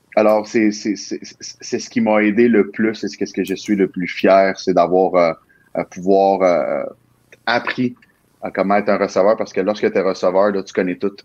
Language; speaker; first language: French; early bilingual, other home language; Spanish